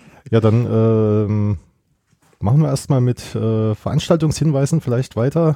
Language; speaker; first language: German; native; German